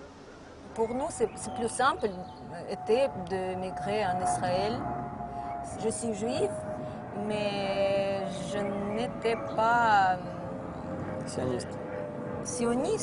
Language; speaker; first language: French; non-native, fluent; Russian